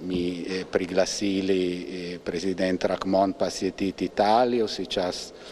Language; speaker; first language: Russian; non-native, fluent; Italian